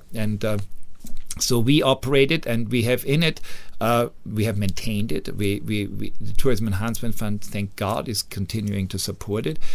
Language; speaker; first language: English; non-native, fluent; German